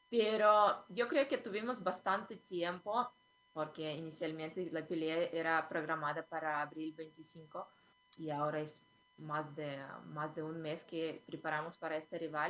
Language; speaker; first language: Spanish; non-native, fluent; Russian